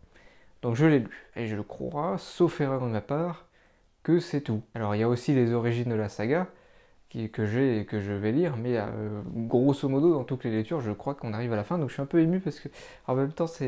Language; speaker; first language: French; native; French